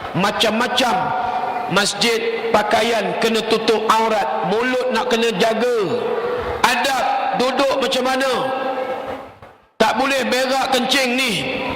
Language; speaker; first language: Malay; native; Malay